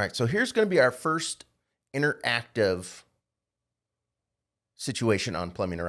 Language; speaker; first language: English; native; English